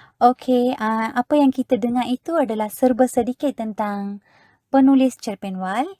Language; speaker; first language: Malay; non-native, local second language; Tamil